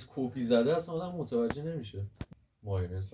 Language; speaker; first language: Persian; native; Persian